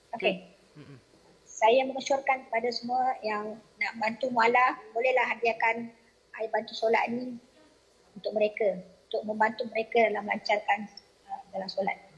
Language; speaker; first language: Malay; non-native, local second language; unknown